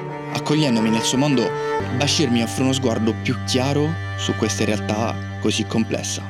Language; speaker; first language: Italian; native; Italian